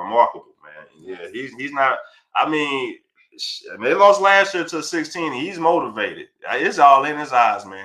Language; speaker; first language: English; native; English